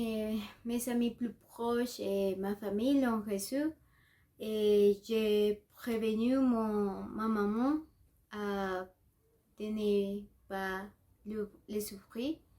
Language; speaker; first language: French; non-native, learner; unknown